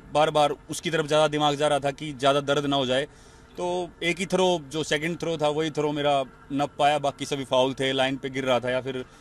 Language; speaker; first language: Hindi; native; Hindi